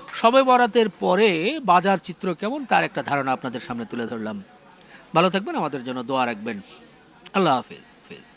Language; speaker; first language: Bangla; native; Bangla